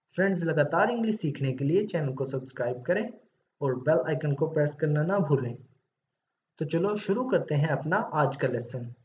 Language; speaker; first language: Urdu; native; Urdu